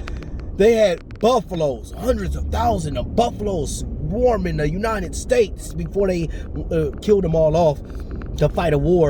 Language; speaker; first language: English; native; English